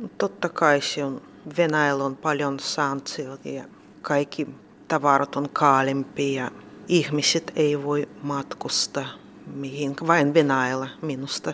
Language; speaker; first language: Finnish; non-native, learner; Russian